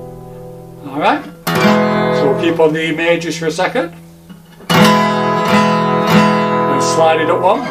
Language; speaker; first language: English; native; English